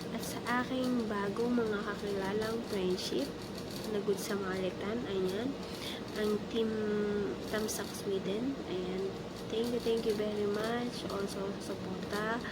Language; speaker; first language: Filipino; non-native, local second language; Bikol